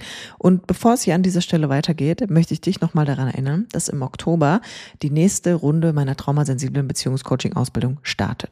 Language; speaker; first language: German; native; German